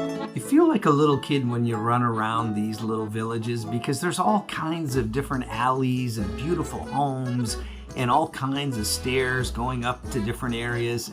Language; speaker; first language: English; native; English